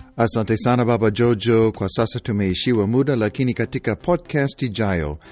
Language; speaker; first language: Swahili; non-native, fluent; English